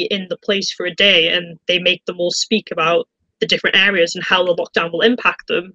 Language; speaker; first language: English; native; English